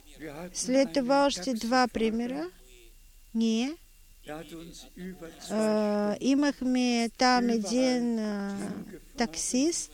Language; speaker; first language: Bulgarian; non-native, fluent; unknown